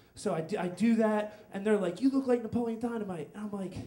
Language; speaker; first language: English; native; English